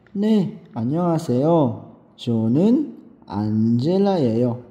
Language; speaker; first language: Korean; non-native, fluent; Filipino